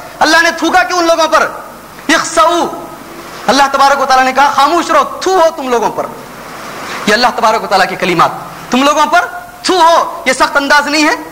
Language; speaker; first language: Urdu; native; Urdu